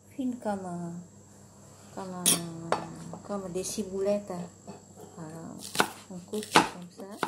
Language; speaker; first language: French; non-native, learner; Vietnamese